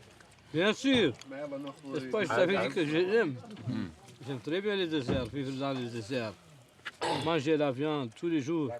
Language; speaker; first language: French; non-native, local second language; Arabic